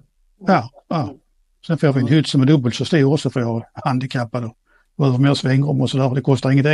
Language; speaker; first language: Swedish; native; Swedish